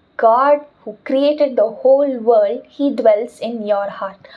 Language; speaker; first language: English; non-native, local second language; Tamil